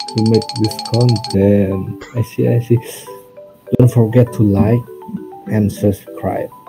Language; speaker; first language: English; non-native, learner; Indonesian